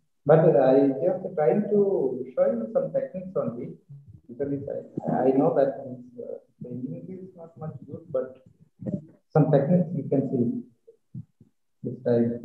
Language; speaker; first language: English; non-native, learner; Malayalam